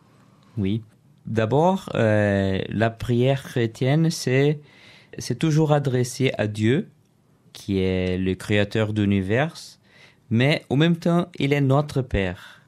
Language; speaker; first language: French; non-native, learner; Portuguese